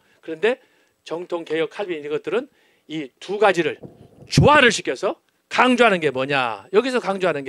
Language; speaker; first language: Korean; native; Korean